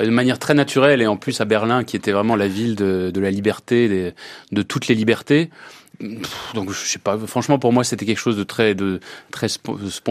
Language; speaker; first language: French; native; French